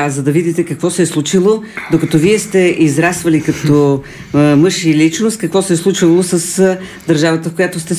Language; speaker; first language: Bulgarian; native; Bulgarian